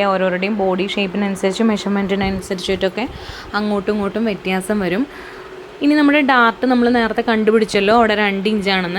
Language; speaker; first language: Malayalam; native; Malayalam